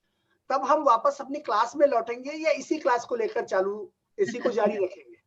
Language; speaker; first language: Hindi; native; Hindi